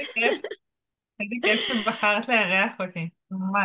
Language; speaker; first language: Hebrew; native; Hebrew